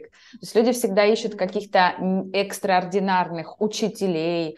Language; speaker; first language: Russian; native; Russian